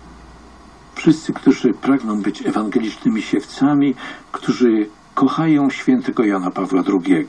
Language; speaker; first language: Polish; native; Polish